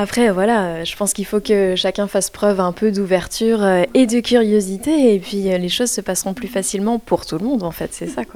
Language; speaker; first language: French; native; French